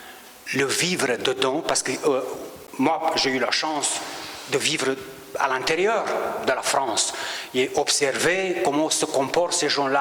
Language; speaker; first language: French; non-native, local second language; Romanian